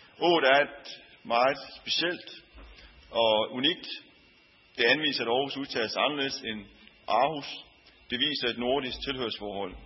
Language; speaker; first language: Danish; early bilingual, other home language; Turkish